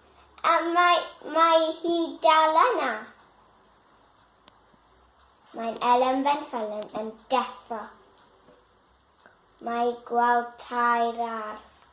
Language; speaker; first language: Welsh; non-native, learner; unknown